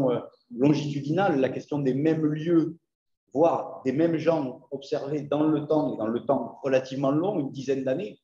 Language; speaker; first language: French; native; French